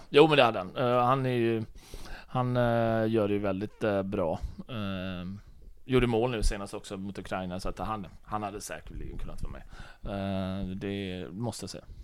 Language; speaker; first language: Swedish; early bilingual, other home language; Bosnian